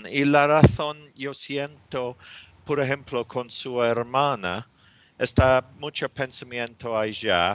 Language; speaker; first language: Spanish; non-native, learner; English